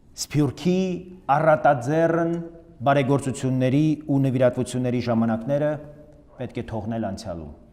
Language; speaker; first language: Armenian; native; Armenian